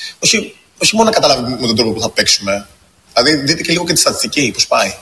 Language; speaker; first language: Greek; early bilingual, heritage; English